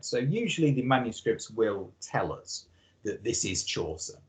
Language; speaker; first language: English; native; English